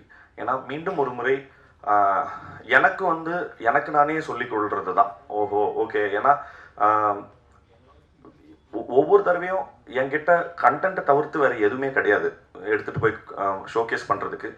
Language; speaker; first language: Tamil; native; Tamil